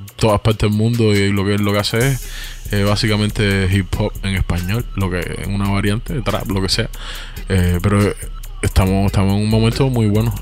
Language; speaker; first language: Spanish; native; Spanish